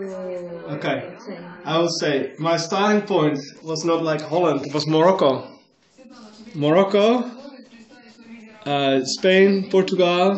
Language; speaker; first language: English; non-native, learner; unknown